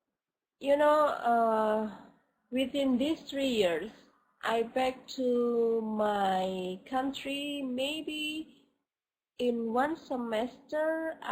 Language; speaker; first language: English; non-native, fluent; Indonesian